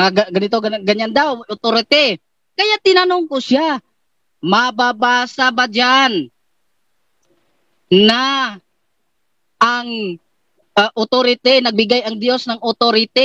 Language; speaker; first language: Filipino; native; Filipino